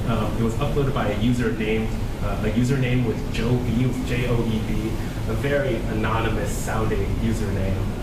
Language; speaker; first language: English; native; English